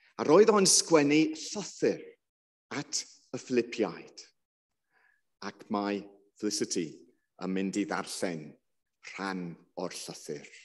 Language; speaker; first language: Welsh; non-native, local second language; English